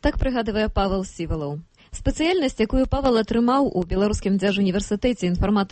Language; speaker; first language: Belarusian; native; Belarusian